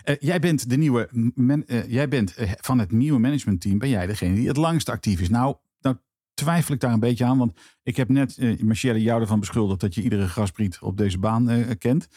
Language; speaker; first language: Dutch; native; Dutch